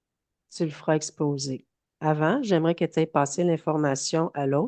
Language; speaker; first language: French; native; French